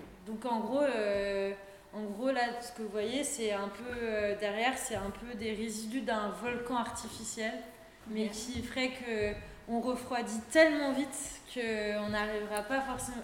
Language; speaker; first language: French; native; French